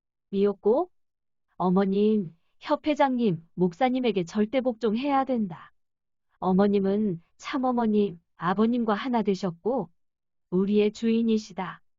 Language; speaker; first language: Korean; non-native, fluent; Japanese